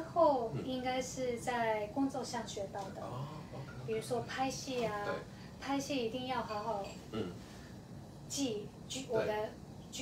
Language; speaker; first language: Chinese; non-native, fluent; Japanese